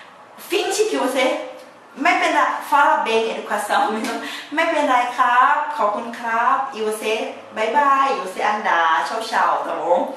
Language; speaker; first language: Portuguese; non-native, learner; Thai